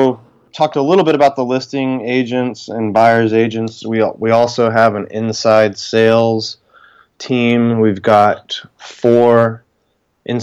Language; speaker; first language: English; native; English